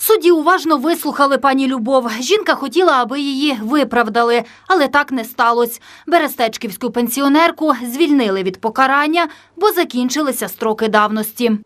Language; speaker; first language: Ukrainian; native; Ukrainian